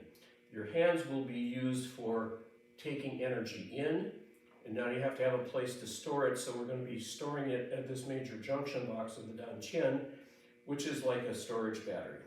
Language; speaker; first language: English; native; English